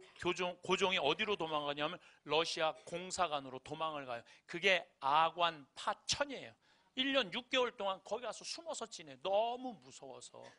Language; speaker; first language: Korean; native; Korean